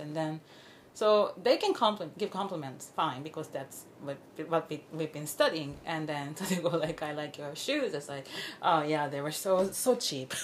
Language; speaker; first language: English; non-native, fluent; Japanese